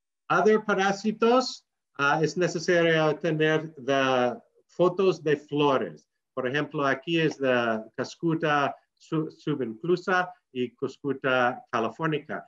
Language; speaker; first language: Spanish; non-native, learner; English